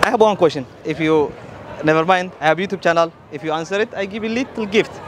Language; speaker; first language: English; non-native, learner; Tigrinya